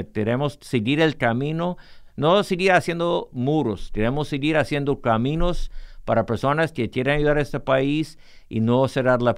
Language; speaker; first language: Spanish; early bilingual, heritage; English